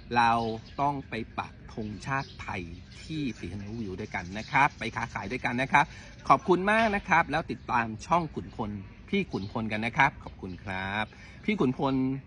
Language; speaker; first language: Thai; native; Thai